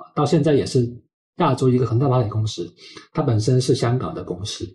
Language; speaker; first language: Chinese; non-native, local second language; Cantonese